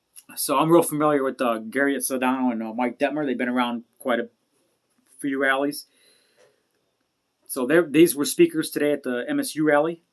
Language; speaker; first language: English; native; English